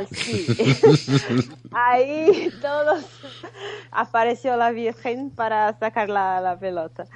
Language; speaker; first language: Spanish; non-native, fluent; Portuguese